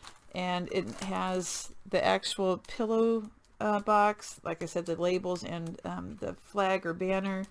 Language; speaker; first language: English; native; English